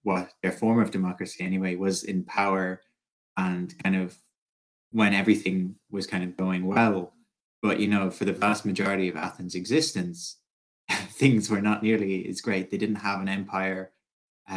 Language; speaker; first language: English; native; English